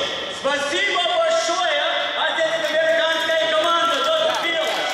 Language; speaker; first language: Russian; non-native, learner; English